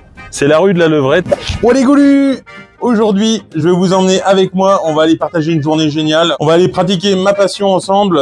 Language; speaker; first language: French; native; French